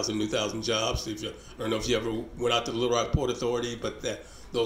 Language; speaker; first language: English; native; English